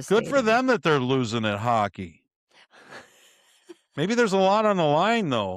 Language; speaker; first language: English; native; English